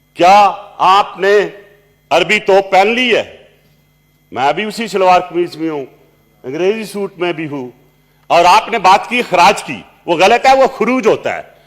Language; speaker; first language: Urdu; non-native, local second language; Punjabi